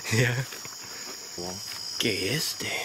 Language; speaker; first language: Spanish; non-native, learner; English